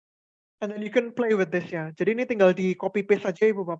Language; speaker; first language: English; non-native, fluent; Indonesian